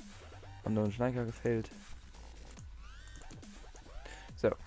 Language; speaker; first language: German; non-native, local second language; Luxembourgish